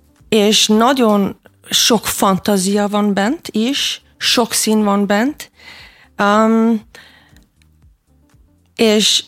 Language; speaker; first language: Hungarian; non-native, learner; German